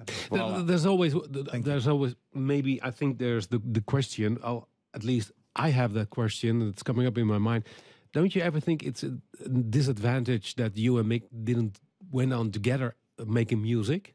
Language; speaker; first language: English; non-native, fluent; Dutch